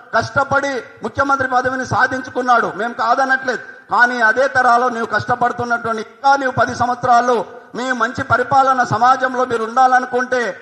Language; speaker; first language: Telugu; non-native, local second language; Lambadi